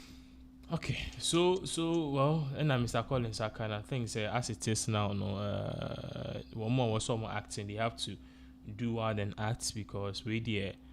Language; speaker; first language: English; non-native, local second language; Akan